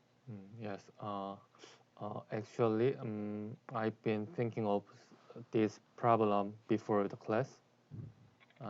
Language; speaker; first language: English; non-native, learner; Korean